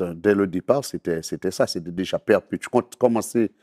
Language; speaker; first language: French; native; French